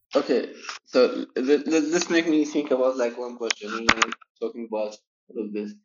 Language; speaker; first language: English; non-native, fluent; Arabic